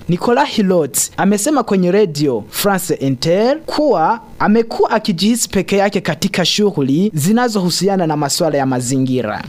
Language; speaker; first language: Swahili; non-native, local second language; Rundi